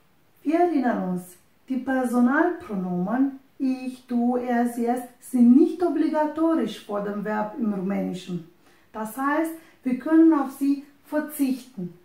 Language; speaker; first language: German; non-native, fluent; Romanian